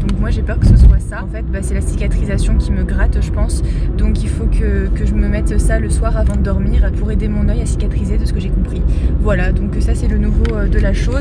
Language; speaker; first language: French; native; French